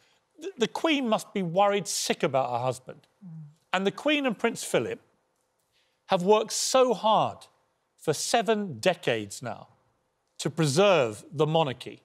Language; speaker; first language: English; native; English